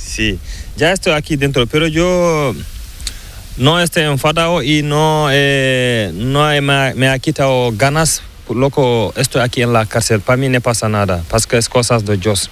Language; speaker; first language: Spanish; non-native, learner; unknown